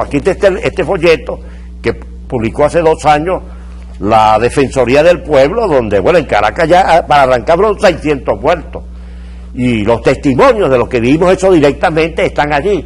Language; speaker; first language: Spanish; native; Spanish